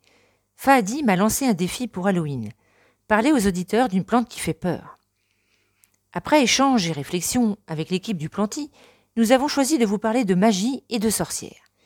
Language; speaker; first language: French; native; French